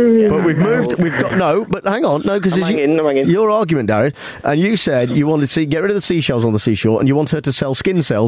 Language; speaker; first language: English; native; English